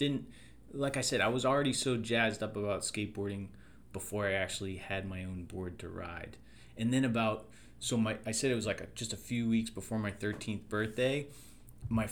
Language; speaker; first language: English; native; English